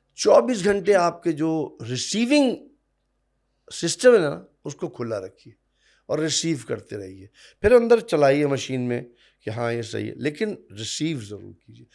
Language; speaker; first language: Urdu; non-native, local second language; Punjabi